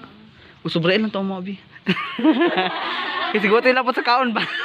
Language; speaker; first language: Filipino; non-native, local second language; Cebuano